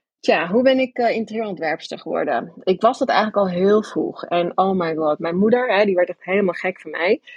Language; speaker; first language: Dutch; early bilingual, other home language; English